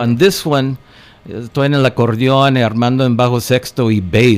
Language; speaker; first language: Spanish; early bilingual, heritage; Spanish